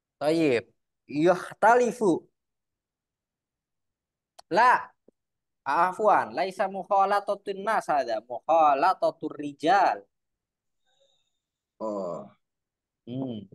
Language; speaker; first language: Arabic; non-native, fluent; Indonesian